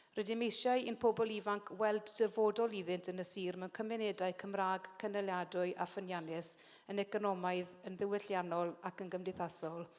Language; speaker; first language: Welsh; native; Welsh